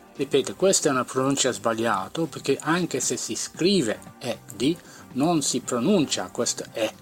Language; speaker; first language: Italian; native; Italian